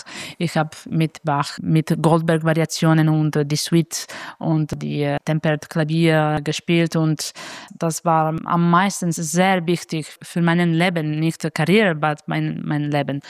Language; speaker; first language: German; non-native, fluent; Italian